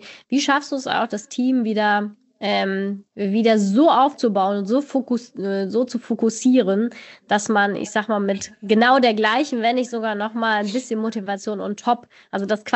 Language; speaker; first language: German; native; German